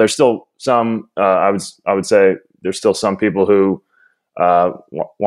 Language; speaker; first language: English; native; English